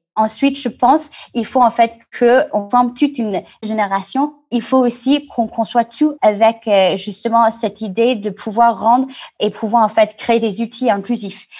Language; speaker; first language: French; non-native, fluent; Chinese